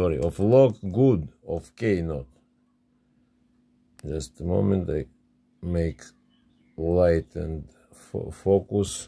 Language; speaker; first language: English; non-native, learner; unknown